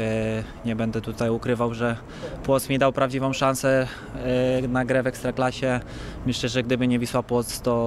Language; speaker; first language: Polish; native; Polish